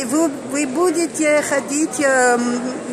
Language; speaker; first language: Russian; non-native, learner; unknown